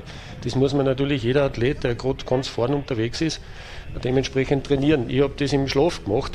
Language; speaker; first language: German; native; German